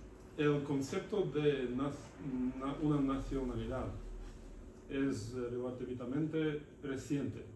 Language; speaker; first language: Spanish; non-native, learner; Russian